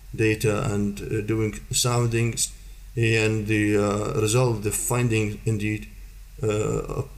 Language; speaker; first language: English; non-native, fluent; Arabic